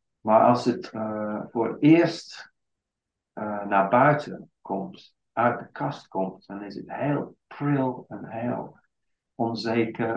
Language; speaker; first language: Dutch; non-native, fluent; English